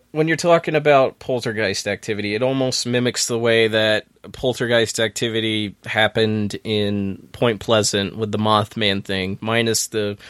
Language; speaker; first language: English; native; English